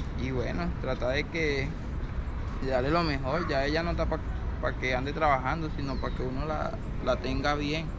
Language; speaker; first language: Spanish; native; Spanish